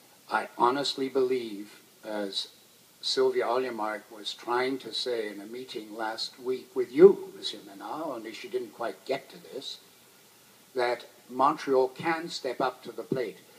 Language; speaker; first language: English; native; English